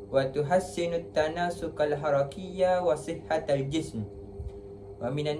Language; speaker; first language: Arabic; non-native, learner; Malay